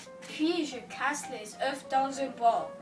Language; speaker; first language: French; non-native, learner; English